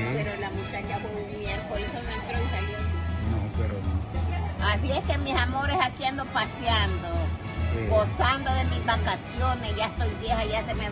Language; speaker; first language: Spanish; native; Spanish